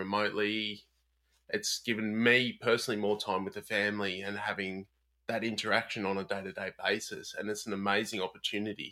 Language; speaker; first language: English; native; English